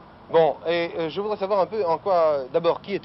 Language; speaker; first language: French; native; French